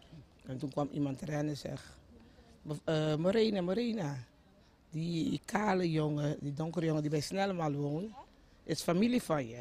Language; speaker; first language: Dutch; non-native, fluent; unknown